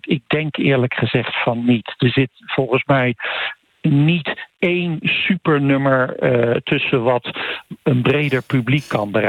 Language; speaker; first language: Dutch; native; Dutch